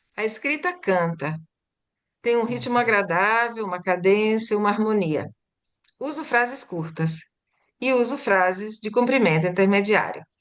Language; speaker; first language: Portuguese; early bilingual, other home language; Italian